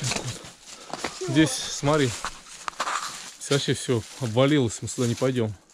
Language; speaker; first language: Russian; native; Russian